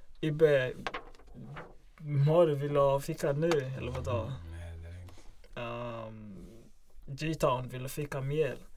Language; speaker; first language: Swedish; non-native, local second language; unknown